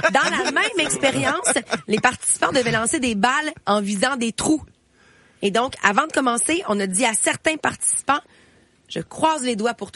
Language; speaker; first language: French; native; French